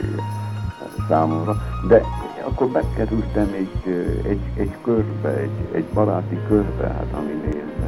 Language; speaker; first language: Hungarian; native; Hungarian